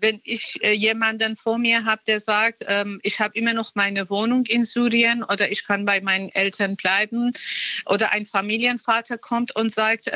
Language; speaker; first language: German; non-native, fluent; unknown